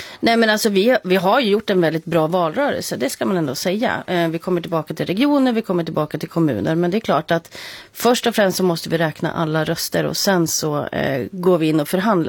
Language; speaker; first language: Swedish; native; Swedish